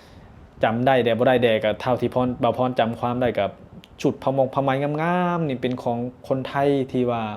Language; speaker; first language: Thai; non-native, local second language; Northeastern Thai